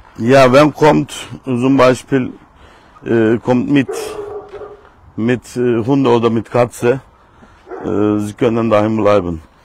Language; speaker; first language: German; non-native, learner; Turkish